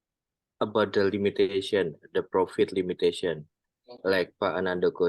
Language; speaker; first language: English; non-native, fluent; Indonesian